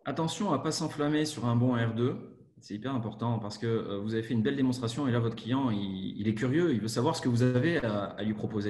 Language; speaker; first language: French; native; French